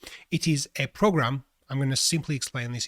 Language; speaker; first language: English; non-native, fluent; Georgian